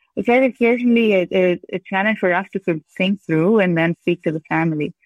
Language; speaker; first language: English; non-native, local second language; Urdu